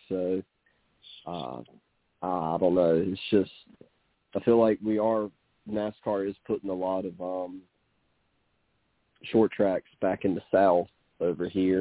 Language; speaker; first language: English; native; English